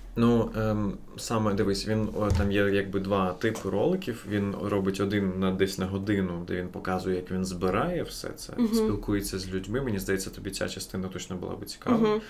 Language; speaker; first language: Ukrainian; non-native, local second language; Russian